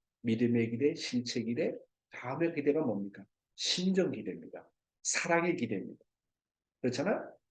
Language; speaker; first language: Korean; native; Korean